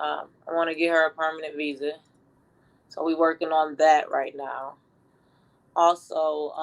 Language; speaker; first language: English; native; English